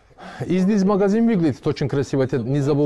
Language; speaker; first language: Russian; non-native, learner; Turkish